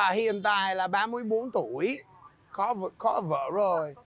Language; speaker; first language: Vietnamese; non-native, learner; English